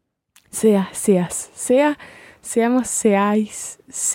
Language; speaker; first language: Spanish; non-native, learner; English